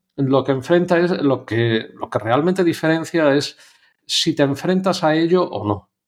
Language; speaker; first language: Spanish; native; Spanish